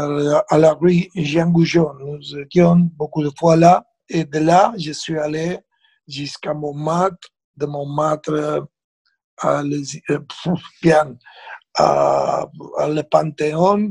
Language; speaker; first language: French; non-native, fluent; Spanish